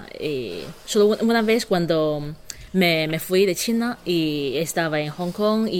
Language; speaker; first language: Spanish; non-native, fluent; Chinese